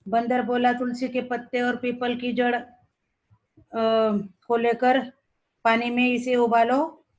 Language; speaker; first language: Hindi; non-native, local second language; Marathi